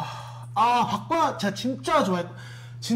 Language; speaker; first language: Korean; native; Korean